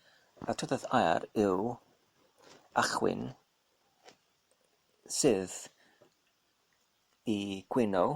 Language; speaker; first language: Welsh; non-native, learner; English